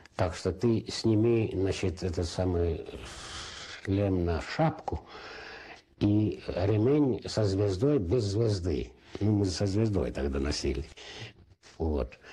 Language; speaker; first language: Russian; non-native, local second language; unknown